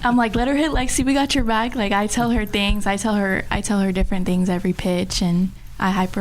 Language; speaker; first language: English; native; English